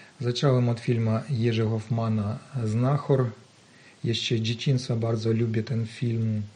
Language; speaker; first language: Polish; non-native, learner; Ukrainian